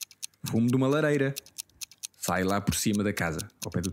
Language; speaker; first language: Portuguese; non-native, fluent; English